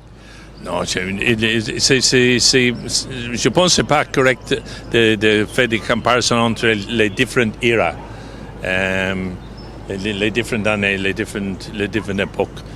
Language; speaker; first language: French; non-native, fluent; English